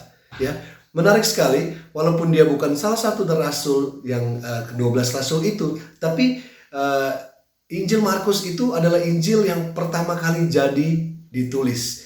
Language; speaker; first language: Indonesian; native; Indonesian